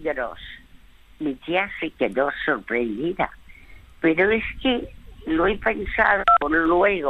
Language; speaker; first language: Spanish; early bilingual, other home language; French